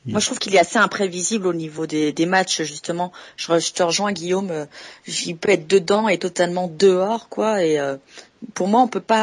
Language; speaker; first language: French; native; French